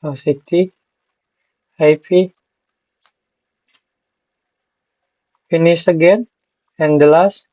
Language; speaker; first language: English; non-native, learner; Indonesian